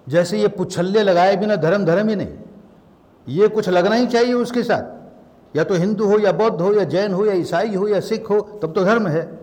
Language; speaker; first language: Hindi; early bilingual, heritage; Hindi